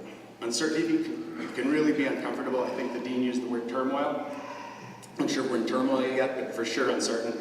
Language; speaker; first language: English; native; English